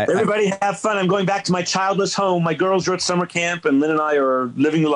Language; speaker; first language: English; native; English